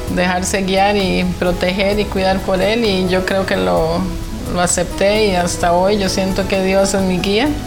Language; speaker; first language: Spanish; native; Spanish